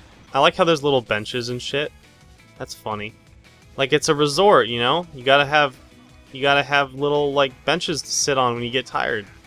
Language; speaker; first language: English; native; English